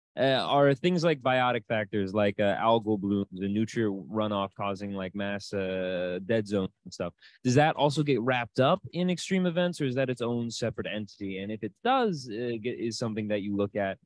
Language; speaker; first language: English; early bilingual, other home language; Portuguese